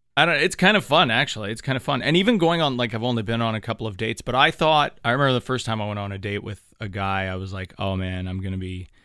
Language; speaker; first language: English; native; English